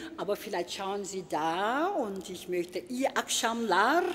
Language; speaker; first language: German; non-native, fluent; Turkish